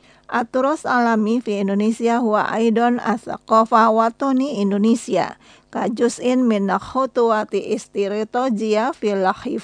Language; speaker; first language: Arabic; non-native, fluent; Indonesian